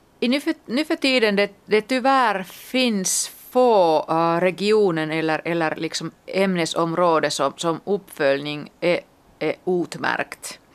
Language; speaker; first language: Swedish; non-native, local second language; Finnish